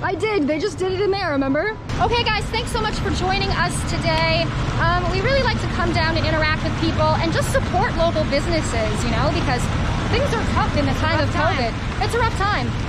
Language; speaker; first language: English; native; English